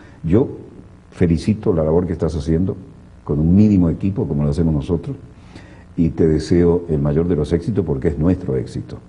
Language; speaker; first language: Spanish; native; Spanish